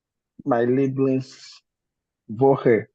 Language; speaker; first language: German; non-native, learner; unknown